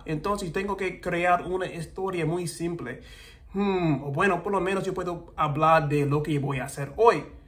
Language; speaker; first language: Spanish; non-native, learner; English